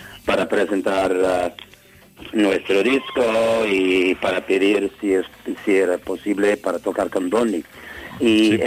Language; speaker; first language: Spanish; non-native, learner; English